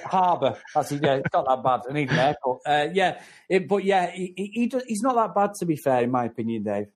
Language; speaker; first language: English; native; English